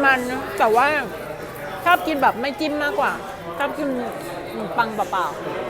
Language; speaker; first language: Thai; native; Thai